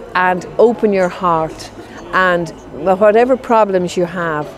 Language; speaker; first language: English; native; English